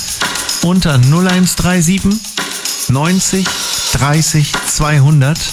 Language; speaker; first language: German; native; German